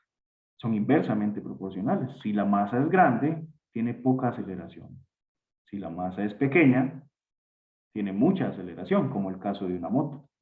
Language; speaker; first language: Spanish; native; Spanish